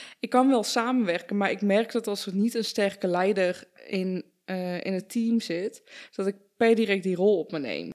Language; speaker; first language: Dutch; early bilingual, other home language; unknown